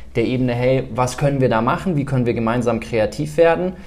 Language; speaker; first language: German; native; German